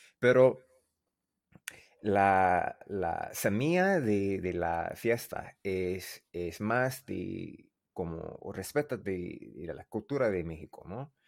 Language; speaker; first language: Spanish; non-native, learner; English